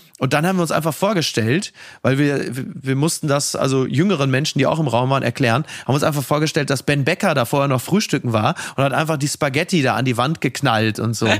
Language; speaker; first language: German; native; German